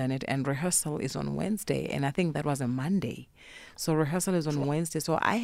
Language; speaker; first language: English; non-native, local second language; Northern Sotho